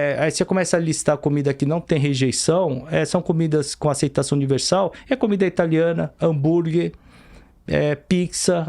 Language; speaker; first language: Portuguese; early bilingual, other home language; Korean